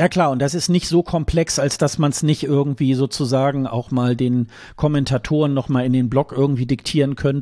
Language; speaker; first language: German; native; German